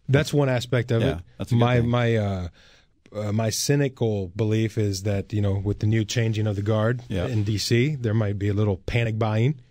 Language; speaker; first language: English; native; English